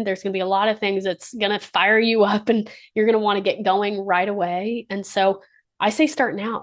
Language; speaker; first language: English; native; English